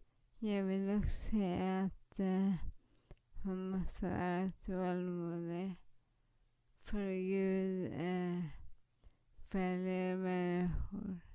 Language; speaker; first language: Swedish; non-native, fluent; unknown